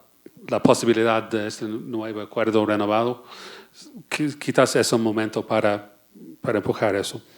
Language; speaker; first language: Spanish; non-native, fluent; English